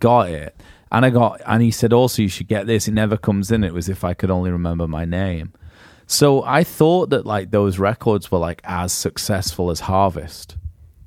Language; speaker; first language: English; native; English